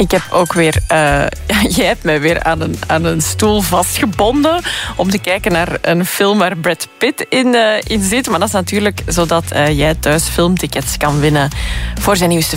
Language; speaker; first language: Dutch; native; Dutch